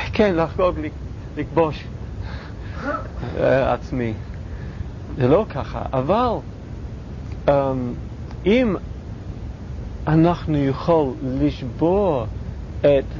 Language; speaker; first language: Hebrew; non-native, fluent; English